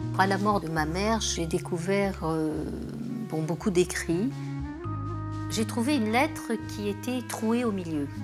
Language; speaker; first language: French; native; French